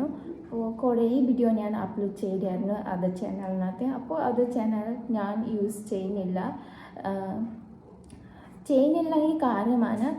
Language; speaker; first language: Malayalam; non-native, learner; Bodo